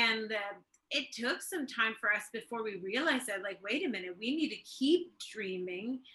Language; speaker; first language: English; early bilingual, other home language; Swedish